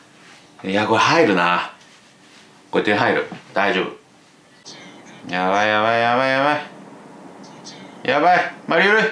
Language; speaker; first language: Japanese; native; Japanese